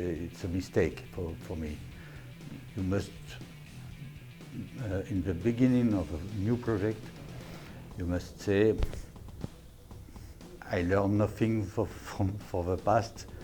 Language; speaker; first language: English; non-native, learner; French